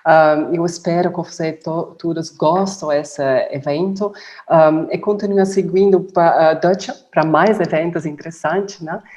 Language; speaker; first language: Portuguese; non-native, fluent; Dutch